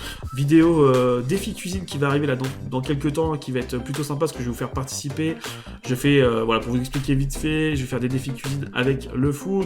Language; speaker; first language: French; native; French